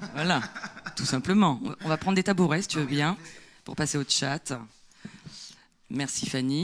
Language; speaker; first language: French; native; French